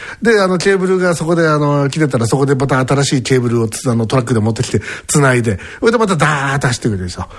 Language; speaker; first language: Japanese; native; Japanese